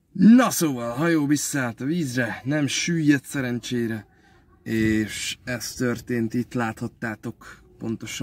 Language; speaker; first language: Hungarian; native; Hungarian